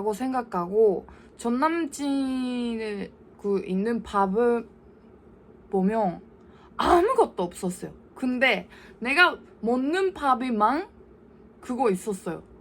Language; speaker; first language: Korean; non-native, learner; Japanese